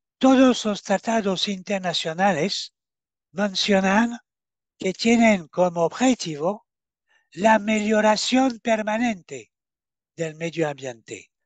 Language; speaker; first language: Spanish; non-native, fluent; French